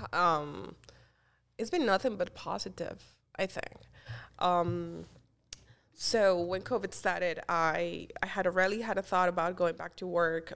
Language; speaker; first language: English; non-native, fluent; Spanish